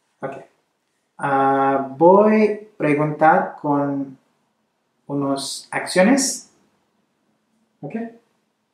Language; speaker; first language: Spanish; non-native, learner; Malayalam